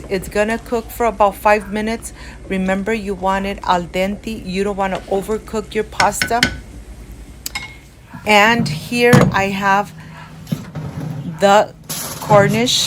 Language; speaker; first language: English; non-native, fluent; Spanish